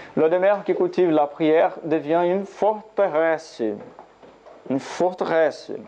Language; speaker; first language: French; non-native, learner; Portuguese